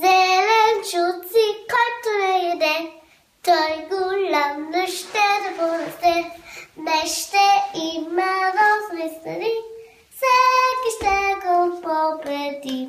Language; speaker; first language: Bulgarian; early bilingual, heritage; Bulgarian